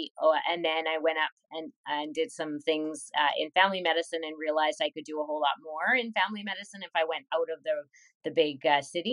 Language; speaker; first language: English; native; English